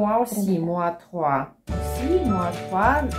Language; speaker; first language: French; non-native, fluent; Russian